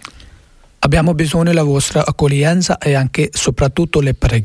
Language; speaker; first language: Italian; non-native, learner; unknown